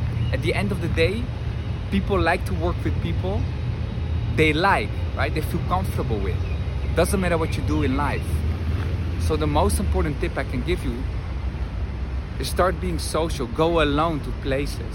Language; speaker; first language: English; non-native, fluent; Dutch